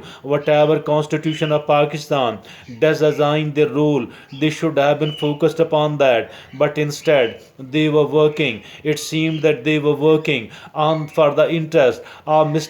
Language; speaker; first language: English; non-native, local second language; Urdu